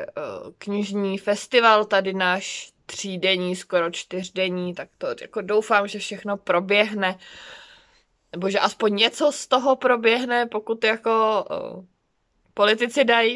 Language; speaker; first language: Czech; native; Czech